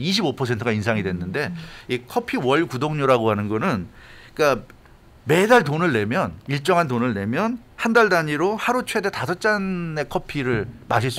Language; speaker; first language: Korean; native; Korean